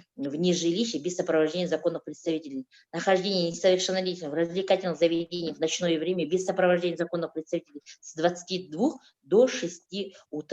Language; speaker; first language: Russian; non-native, local second language; Kazakh